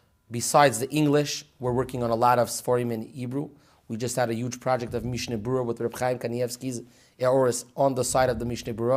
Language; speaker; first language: English; early bilingual, other home language; Hebrew